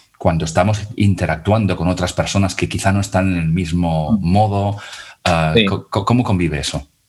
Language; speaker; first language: Spanish; non-native, local second language; Catalan